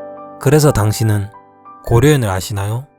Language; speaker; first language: Korean; native; Korean